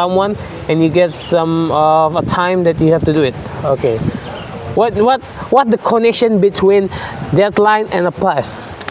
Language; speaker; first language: English; non-native, learner; Indonesian